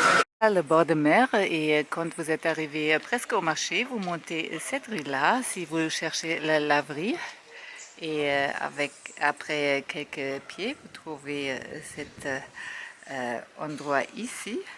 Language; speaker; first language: French; non-native, fluent; German